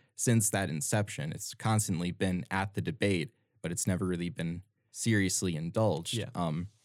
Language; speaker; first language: English; native; English